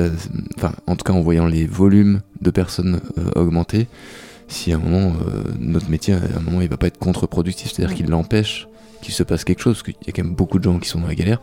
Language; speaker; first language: French; native; French